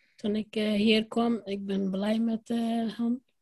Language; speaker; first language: Dutch; non-native, learner; Persian